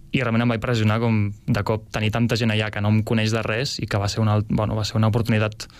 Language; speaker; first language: Catalan; native; Catalan